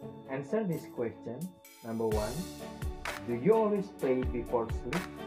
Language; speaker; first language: English; non-native, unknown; Indonesian